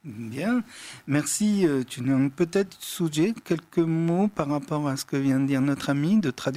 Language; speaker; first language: French; native; French